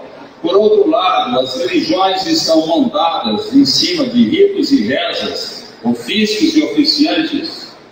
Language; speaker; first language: Portuguese; native; Portuguese